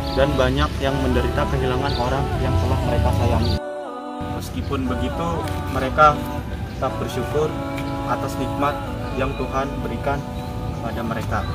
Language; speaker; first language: Indonesian; native; Indonesian